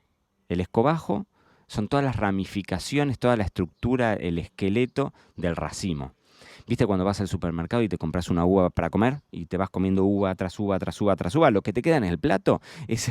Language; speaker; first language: Spanish; native; Spanish